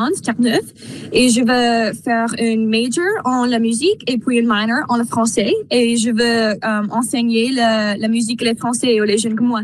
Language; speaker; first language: French; non-native, local second language; English